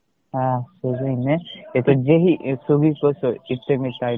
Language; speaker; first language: Japanese; non-native, learner; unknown